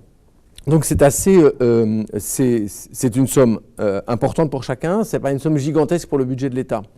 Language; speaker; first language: French; native; French